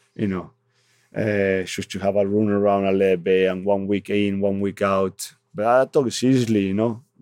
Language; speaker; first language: English; non-native, fluent; Spanish